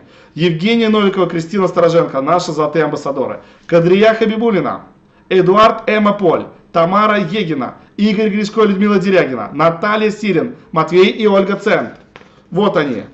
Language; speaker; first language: Russian; native; Russian